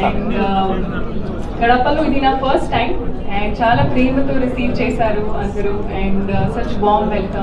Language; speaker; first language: Telugu; non-native, learner; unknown